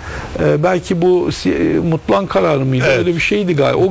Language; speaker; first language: Turkish; native; Turkish